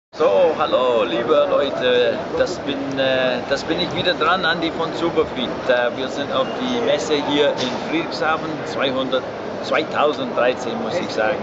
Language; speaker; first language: German; non-native, fluent; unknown